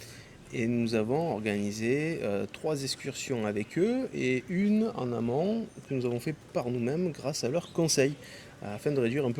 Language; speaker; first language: French; native; French